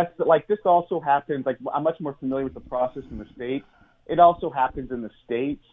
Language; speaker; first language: English; native; English